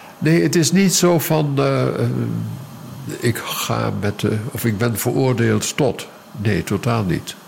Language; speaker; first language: Dutch; native; Dutch